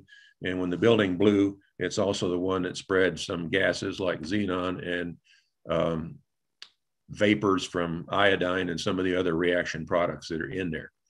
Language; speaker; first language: English; native; English